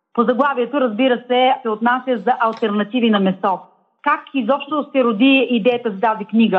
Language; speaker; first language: Bulgarian; native; Bulgarian